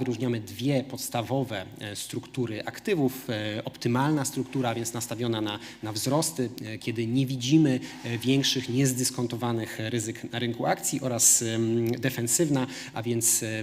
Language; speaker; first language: Polish; native; Polish